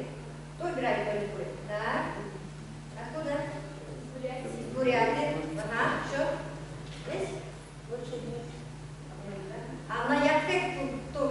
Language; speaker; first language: Russian; non-native, fluent; Mongolian